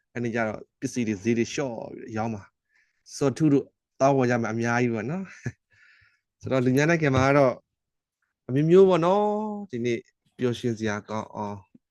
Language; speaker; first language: Burmese; non-native, local second language; S'gaw Karen